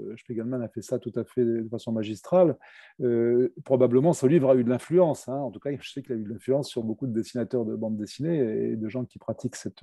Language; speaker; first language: French; native; French